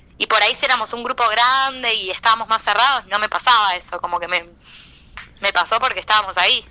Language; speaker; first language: Spanish; native; Spanish